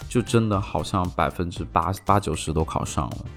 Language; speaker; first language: Chinese; non-native, local second language; Cantonese